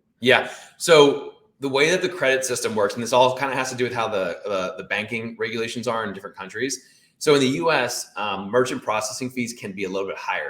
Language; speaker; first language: English; native; English